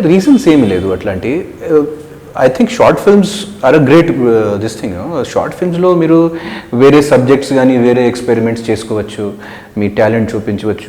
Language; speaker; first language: Telugu; non-native, local second language; Hindi